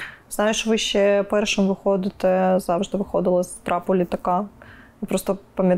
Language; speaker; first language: Ukrainian; native; Ukrainian